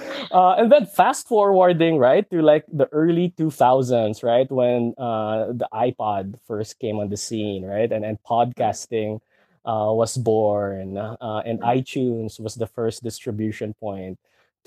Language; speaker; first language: English; non-native, local second language; Filipino